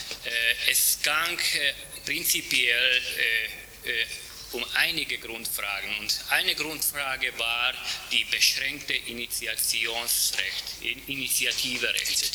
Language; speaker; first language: German; non-native, fluent; Hungarian